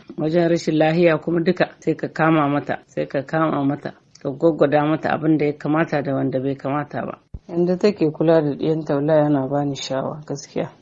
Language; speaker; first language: Hausa; native; Hausa